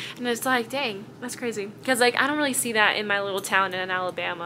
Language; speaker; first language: English; early bilingual, other home language; Spanish